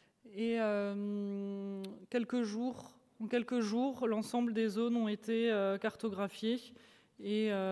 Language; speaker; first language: French; native; French